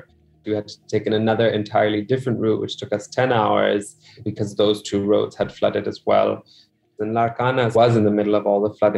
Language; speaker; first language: English; non-native, local second language; Urdu